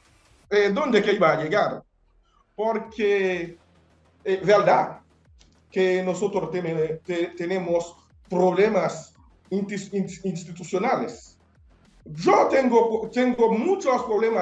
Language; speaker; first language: Spanish; non-native, fluent; Haitian Creole